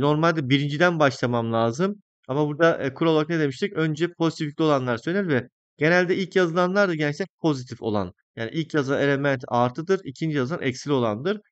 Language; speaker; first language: Turkish; native; Turkish